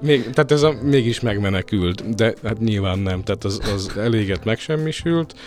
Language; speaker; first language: Hungarian; native; Hungarian